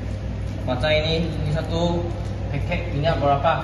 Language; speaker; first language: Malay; non-native, local second language; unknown